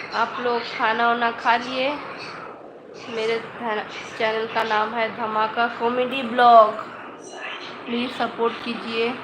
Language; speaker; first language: Hindi; non-native, local second language; Bangla